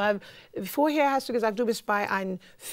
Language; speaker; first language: German; non-native, fluent; English